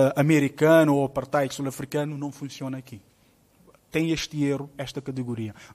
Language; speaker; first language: Portuguese; non-native, local second language; Kabuverdianu